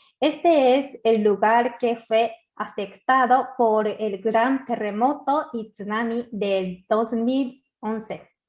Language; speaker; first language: Spanish; non-native, fluent; Japanese